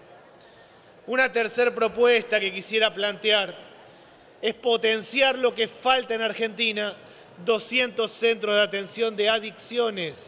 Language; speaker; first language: Spanish; native; Spanish